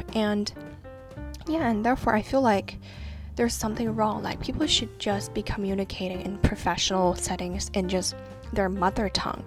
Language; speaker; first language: English; non-native, local second language; Cantonese